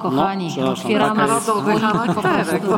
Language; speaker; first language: Polish; native; Polish